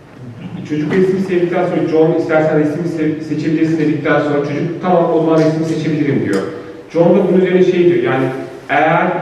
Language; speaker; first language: Turkish; native; Turkish